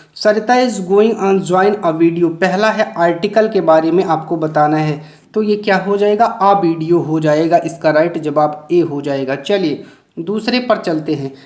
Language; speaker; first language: Hindi; native; Hindi